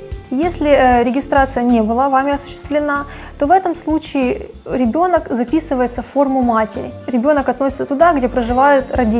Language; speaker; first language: Ukrainian; non-native, local second language; Russian